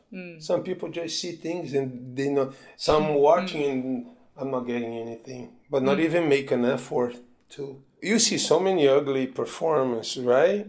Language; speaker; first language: English; non-native, fluent; Portuguese